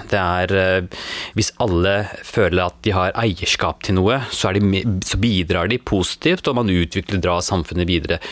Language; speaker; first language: Norwegian; early bilingual, other home language; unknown